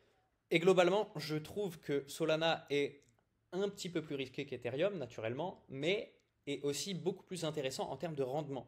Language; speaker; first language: French; native; French